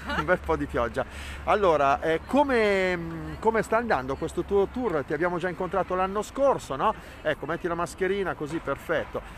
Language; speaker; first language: Italian; native; Italian